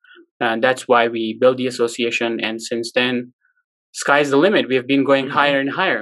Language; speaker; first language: English; non-native, local second language; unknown